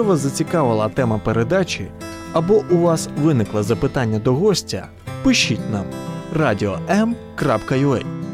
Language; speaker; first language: Ukrainian; native; Ukrainian